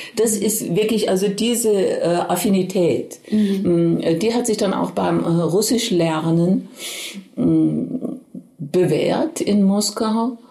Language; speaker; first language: German; native; German